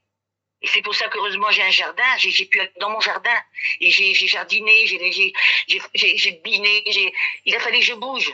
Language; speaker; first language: French; native; French